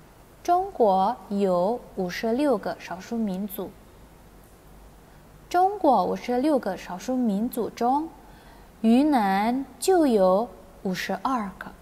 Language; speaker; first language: Chinese; non-native, fluent; Indonesian